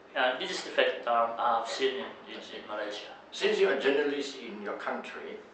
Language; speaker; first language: English; non-native, learner; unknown